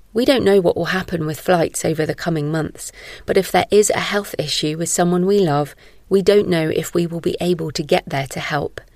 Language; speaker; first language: English; native; English